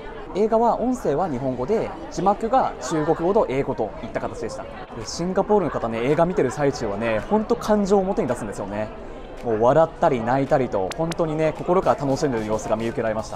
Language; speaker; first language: Japanese; native; Japanese